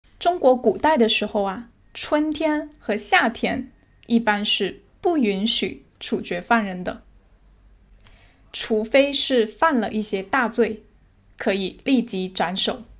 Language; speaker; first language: Chinese; native; Chinese